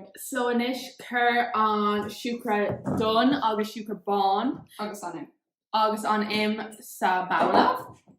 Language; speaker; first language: Irish; non-native, local second language; English